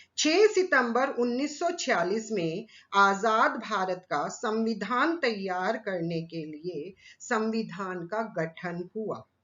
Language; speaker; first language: Hindi; native; Hindi